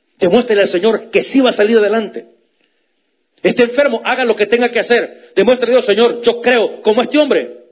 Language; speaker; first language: Spanish; native; Spanish